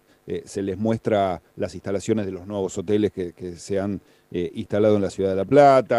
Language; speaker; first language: Spanish; native; Spanish